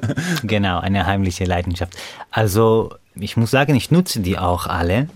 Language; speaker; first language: German; non-native, fluent; Hebrew